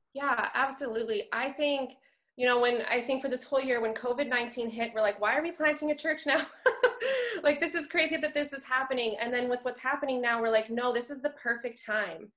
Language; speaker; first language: English; native; English